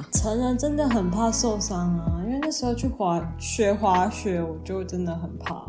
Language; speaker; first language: Chinese; native; Chinese